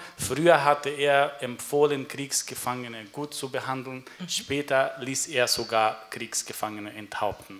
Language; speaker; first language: German; non-native, fluent; Arabic